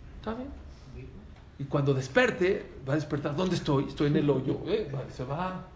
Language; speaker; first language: Spanish; native; Spanish